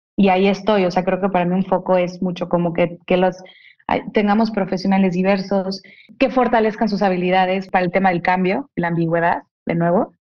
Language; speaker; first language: Spanish; native; Spanish